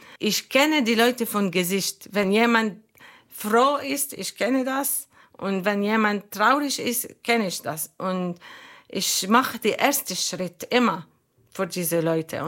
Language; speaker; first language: German; non-native, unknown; Arabic